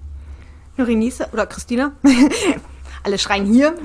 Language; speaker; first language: German; native; German